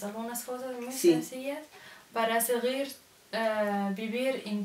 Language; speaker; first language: Spanish; non-native, learner; Arabic